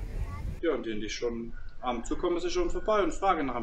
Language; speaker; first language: German; native; German